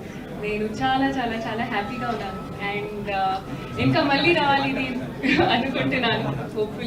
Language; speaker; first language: Telugu; non-native, learner; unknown